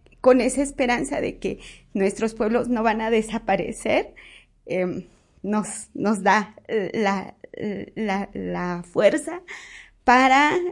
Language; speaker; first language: Spanish; non-native, local second language; Zapotec